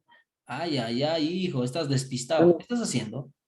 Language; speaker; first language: Spanish; native; Spanish